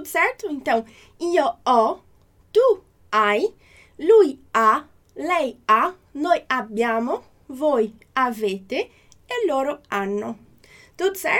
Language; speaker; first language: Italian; non-native, fluent; Portuguese